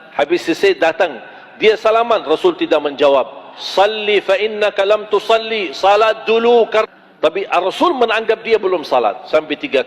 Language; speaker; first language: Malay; non-native, fluent; Arabic